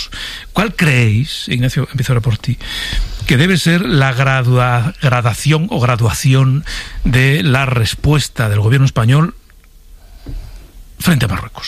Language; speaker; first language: Spanish; native; Spanish